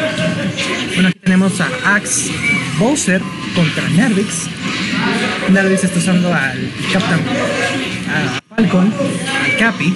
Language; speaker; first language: Spanish; native; Spanish